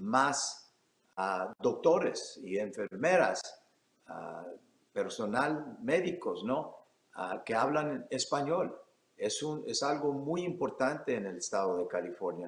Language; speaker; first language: Spanish; early bilingual, heritage; Spanish